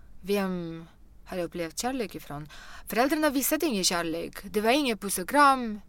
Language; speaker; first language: Swedish; non-native, fluent; Russian